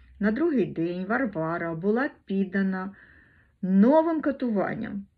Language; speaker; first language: Ukrainian; non-native, local second language; Russian